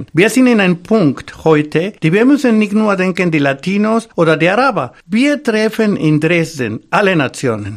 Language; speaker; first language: German; non-native, fluent; Spanish